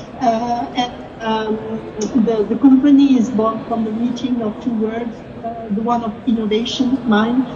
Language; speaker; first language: English; non-native, learner; French